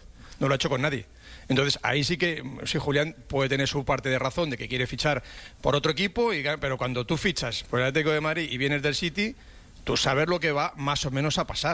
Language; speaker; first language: Spanish; native; Spanish